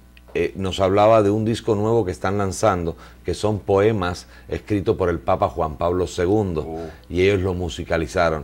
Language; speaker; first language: Spanish; native; Spanish